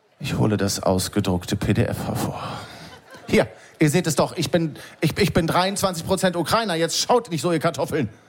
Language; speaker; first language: German; native; German